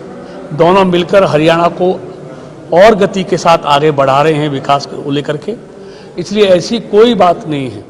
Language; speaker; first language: Hindi; native; Hindi